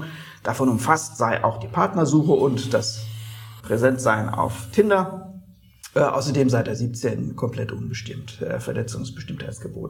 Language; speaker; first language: German; native; German